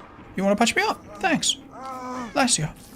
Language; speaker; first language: English; native; English